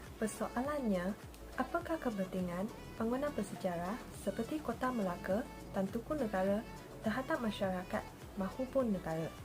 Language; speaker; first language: Malay; non-native, local second language; Chinese